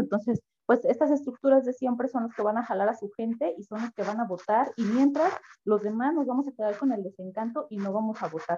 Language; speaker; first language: Spanish; native; Spanish